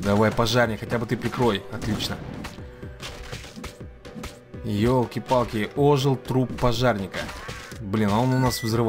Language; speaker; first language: Russian; native; Russian